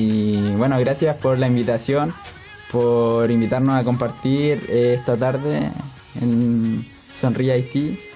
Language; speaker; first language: Spanish; native; Spanish